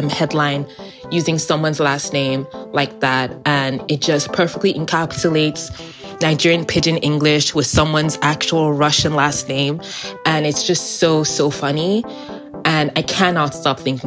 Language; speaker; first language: English; non-native, local second language; Yoruba